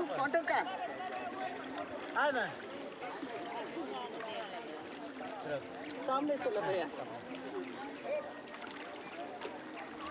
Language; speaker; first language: Hindi; non-native, local second language; Kannada